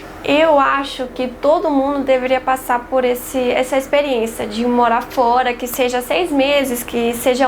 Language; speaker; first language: Portuguese; non-native, fluent; French